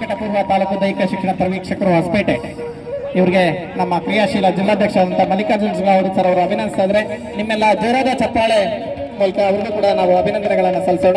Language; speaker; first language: Kannada; native; Kannada